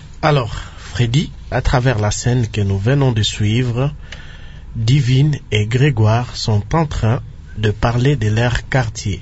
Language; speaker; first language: French; non-native, local second language; Lingala